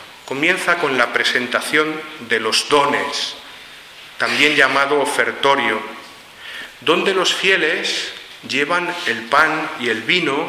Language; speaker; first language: Spanish; native; Spanish